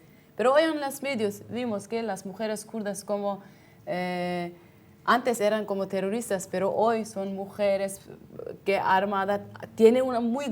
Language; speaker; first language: Spanish; non-native, fluent; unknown